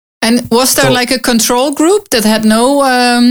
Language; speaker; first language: English; non-native, learner; Dutch